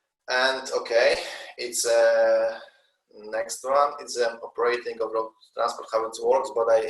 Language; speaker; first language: English; non-native, learner; Polish